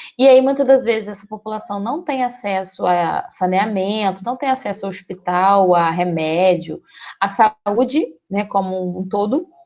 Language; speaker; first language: Portuguese; native; Portuguese